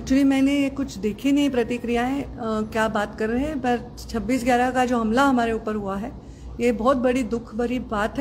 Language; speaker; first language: Hindi; non-native, local second language; Marathi